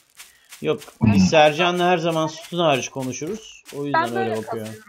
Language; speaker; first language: Turkish; native; Turkish